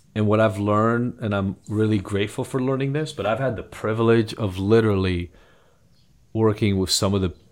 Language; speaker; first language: English; non-native, fluent; Hebrew